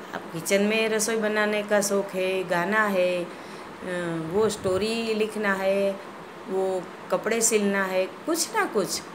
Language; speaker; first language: Hindi; non-native, local second language; Gujarati